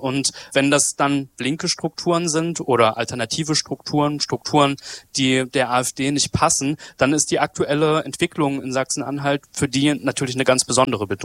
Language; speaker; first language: German; native; German